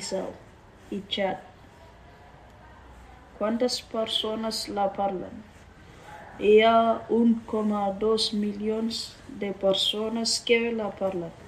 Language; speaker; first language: Catalan; early bilingual, other home language; Mandingo